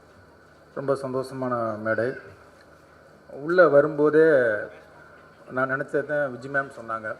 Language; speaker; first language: Tamil; native; Tamil